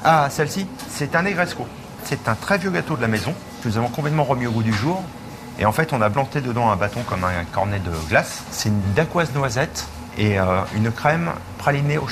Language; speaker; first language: French; native; French